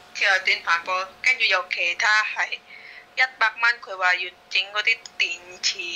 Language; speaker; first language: Cantonese; non-native, fluent; Indonesian